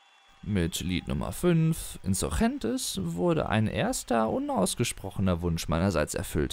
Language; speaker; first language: German; native; German